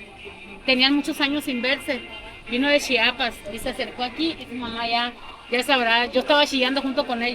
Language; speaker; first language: Spanish; native; Spanish